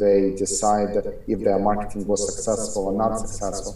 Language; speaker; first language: English; non-native, fluent; Ukrainian